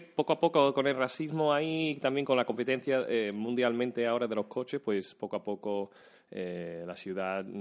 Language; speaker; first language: Spanish; non-native, fluent; English